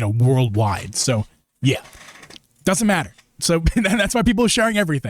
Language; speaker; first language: English; native; English